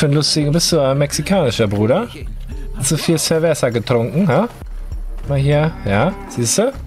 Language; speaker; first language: German; native; German